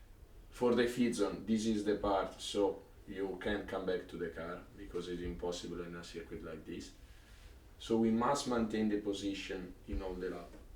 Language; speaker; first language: English; non-native, learner; Italian